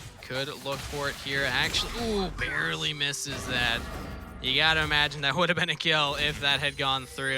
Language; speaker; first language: English; native; English